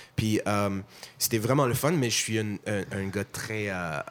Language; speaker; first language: French; non-native, fluent; English